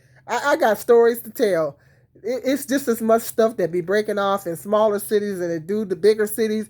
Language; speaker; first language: English; native; English